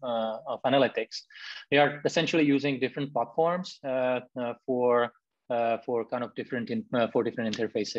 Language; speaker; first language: English; non-native, fluent; Czech